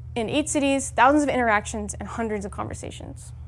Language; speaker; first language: English; native; English